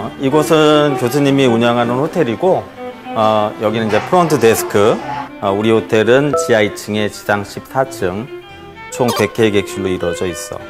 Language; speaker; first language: Korean; native; Korean